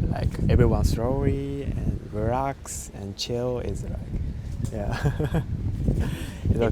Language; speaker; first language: English; non-native, learner; Japanese